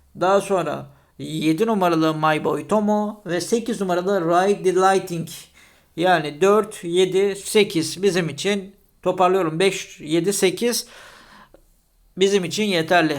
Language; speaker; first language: Turkish; native; Turkish